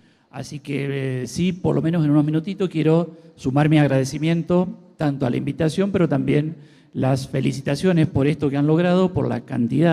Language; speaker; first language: Spanish; native; Spanish